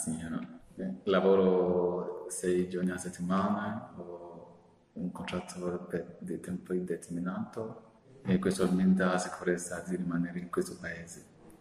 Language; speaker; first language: Italian; non-native, learner; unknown